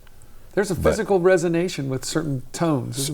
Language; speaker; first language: English; native; English